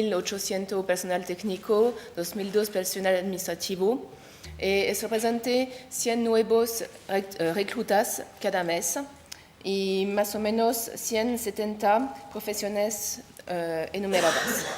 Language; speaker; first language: Spanish; non-native, learner; French